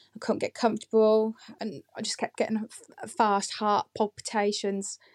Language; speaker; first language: English; native; English